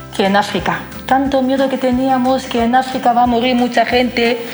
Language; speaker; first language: Spanish; non-native, fluent; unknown